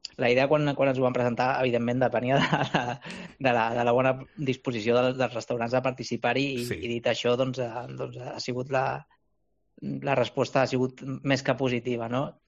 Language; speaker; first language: Catalan; native; Catalan